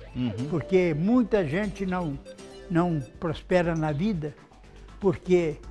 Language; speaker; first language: Portuguese; native; Portuguese